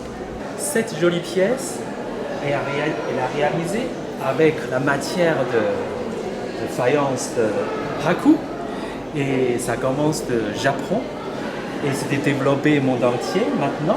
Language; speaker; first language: French; non-native, learner; Chinese